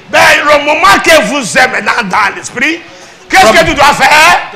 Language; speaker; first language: French; non-native, learner; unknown